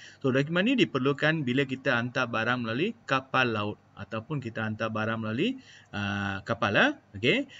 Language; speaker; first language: Malay; non-native, local second language; Malayalam